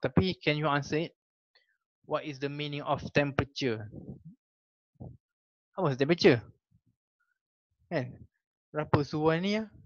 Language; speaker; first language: English; non-native, local second language; Malay